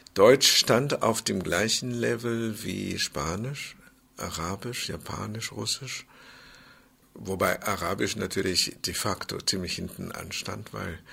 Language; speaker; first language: German; non-native, fluent; Chinese